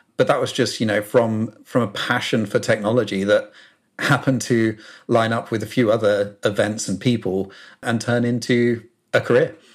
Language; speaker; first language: English; native; English